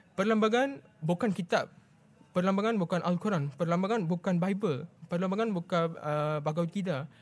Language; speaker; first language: Malay; non-native, local second language; Tamil